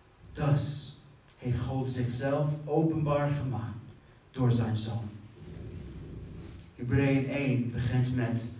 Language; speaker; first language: Dutch; non-native, fluent; English